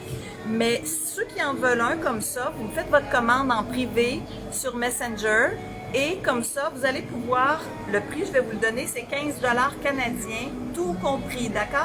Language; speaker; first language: French; native; French